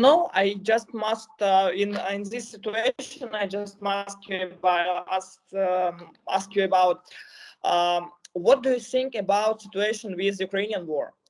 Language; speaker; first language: English; non-native, learner; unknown